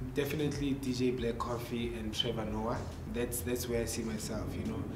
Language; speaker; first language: English; non-native, local second language; Tsonga